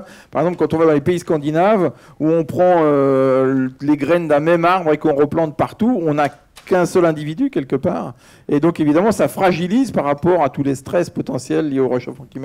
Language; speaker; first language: French; native; French